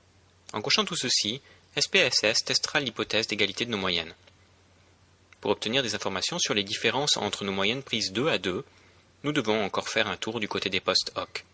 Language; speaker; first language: French; native; French